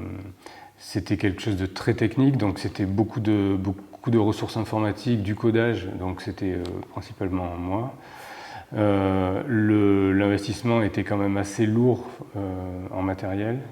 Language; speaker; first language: French; native; French